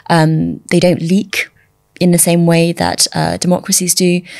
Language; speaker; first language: English; early bilingual, other home language; Chinese